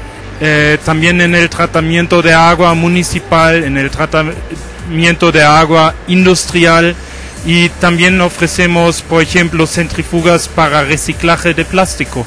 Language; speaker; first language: Spanish; non-native, fluent; German